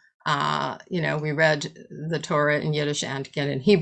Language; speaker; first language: English; native; English